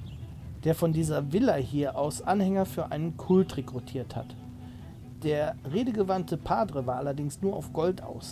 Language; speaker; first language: German; native; German